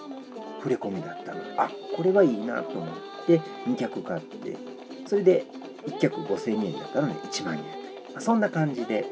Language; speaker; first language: Japanese; native; Japanese